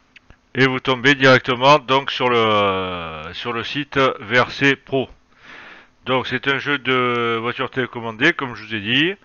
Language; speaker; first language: French; native; French